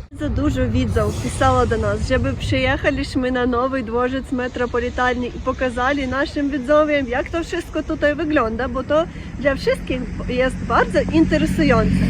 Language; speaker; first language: Polish; non-native, learner; Ukrainian